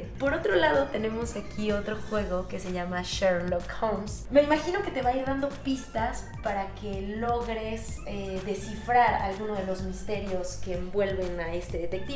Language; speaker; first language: Spanish; native; Spanish